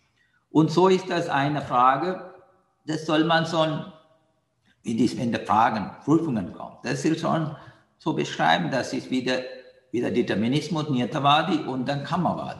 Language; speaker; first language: German; non-native, learner; Sinhala